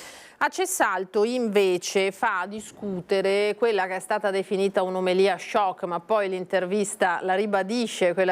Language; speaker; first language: Italian; native; Italian